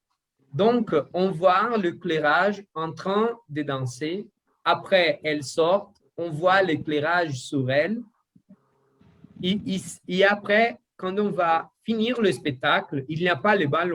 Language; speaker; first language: French; non-native, learner; Portuguese